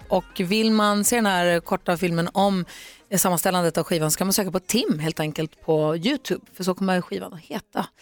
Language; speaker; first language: Swedish; native; Swedish